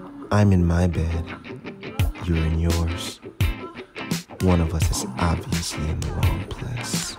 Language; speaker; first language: English; native; English